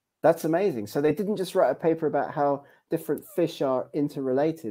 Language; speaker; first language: English; native; English